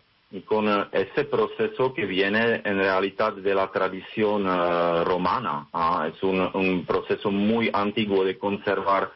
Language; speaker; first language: Spanish; non-native, fluent; Czech